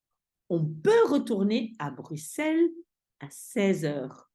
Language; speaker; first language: French; non-native, fluent; Dutch